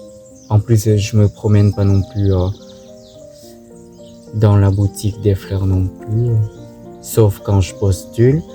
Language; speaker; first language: French; non-native, fluent; Thai